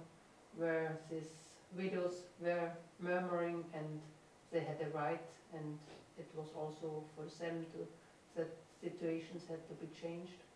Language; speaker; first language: English; non-native, fluent; German